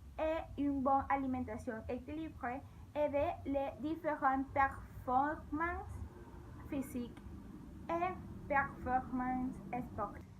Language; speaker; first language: French; non-native, learner; Spanish